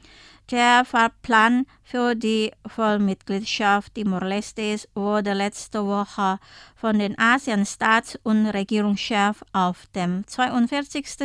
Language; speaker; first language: German; non-native, fluent; Indonesian